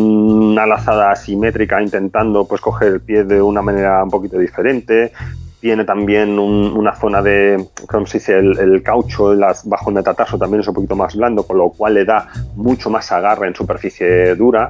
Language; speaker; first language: Spanish; native; Spanish